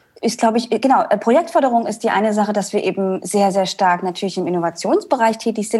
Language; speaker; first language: German; native; German